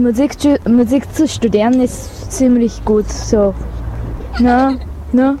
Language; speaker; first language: German; non-native, fluent; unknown